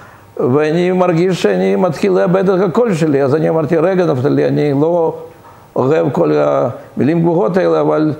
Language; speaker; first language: Hebrew; non-native, fluent; Russian